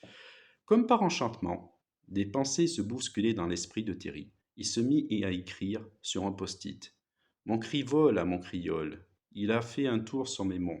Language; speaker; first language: French; native; French